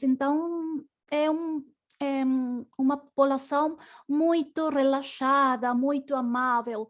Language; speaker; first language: Portuguese; non-native, learner; Spanish